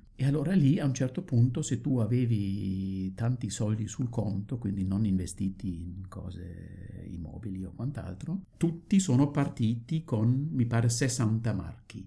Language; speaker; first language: Italian; non-native, fluent; German